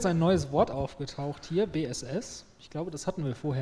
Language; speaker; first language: German; native; German